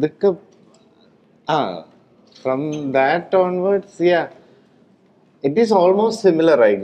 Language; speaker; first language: Tamil; non-native, learner; Malayalam